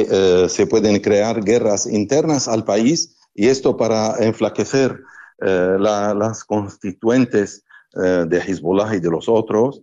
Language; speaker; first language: Spanish; non-native, fluent; Arabic